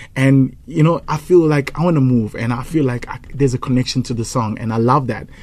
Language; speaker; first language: English; non-native, local second language; Zulu